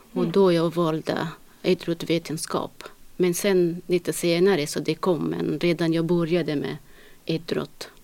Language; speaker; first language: Swedish; non-native, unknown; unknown